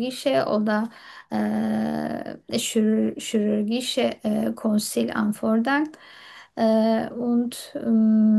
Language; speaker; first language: German; non-native, learner; Turkish